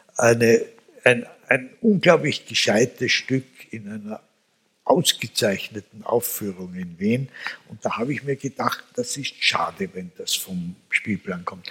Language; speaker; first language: German; native; German